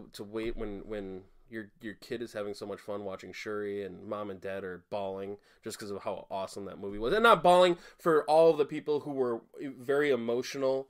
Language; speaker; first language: English; native; English